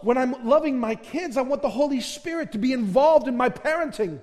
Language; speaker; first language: English; native; English